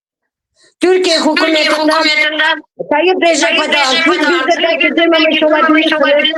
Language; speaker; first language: Turkish; non-native, learner; Turkmen